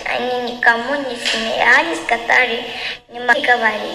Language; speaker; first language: Russian; non-native, learner; Uzbek